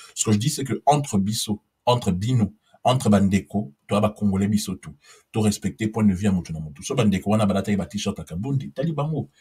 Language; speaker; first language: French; non-native, local second language; Lingala